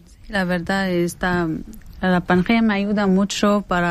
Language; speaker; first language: Spanish; non-native, learner; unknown